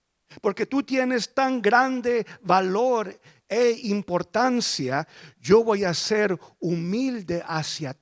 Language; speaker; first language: Spanish; early bilingual, heritage; Spanish